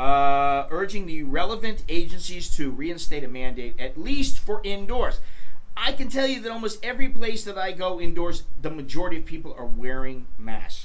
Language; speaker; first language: English; native; English